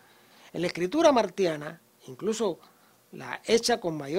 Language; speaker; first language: Spanish; native; Spanish